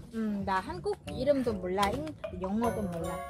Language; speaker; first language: Korean; non-native, learner; Vietnamese